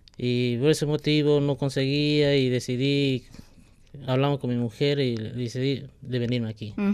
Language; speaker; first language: Spanish; native; Spanish